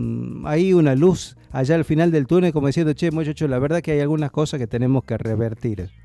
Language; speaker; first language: Spanish; native; Spanish